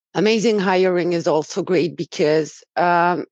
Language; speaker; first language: English; non-native, fluent; Romanian